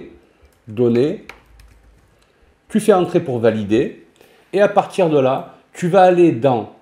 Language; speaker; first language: French; native; French